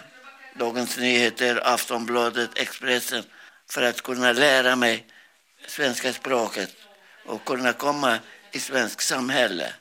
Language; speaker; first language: Swedish; non-native, learner; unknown